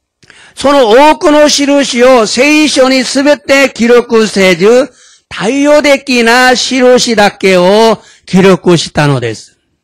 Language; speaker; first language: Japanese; non-native, fluent; Korean